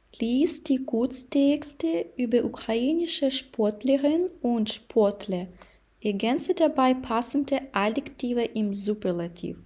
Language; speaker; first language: German; non-native, fluent; Ukrainian